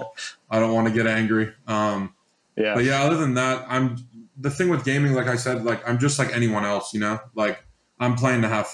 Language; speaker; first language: English; native; English